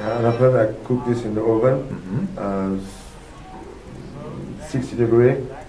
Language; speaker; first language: English; non-native, learner; French